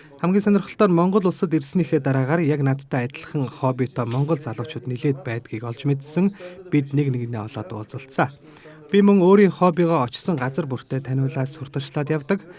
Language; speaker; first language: Mongolian; non-native, fluent; Turkish